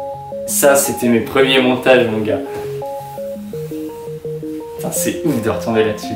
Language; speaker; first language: French; native; French